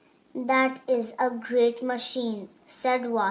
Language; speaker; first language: English; non-native, local second language; Urdu